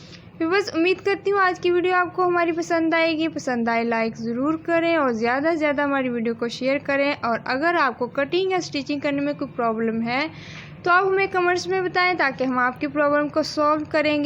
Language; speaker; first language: Hindi; native; Hindi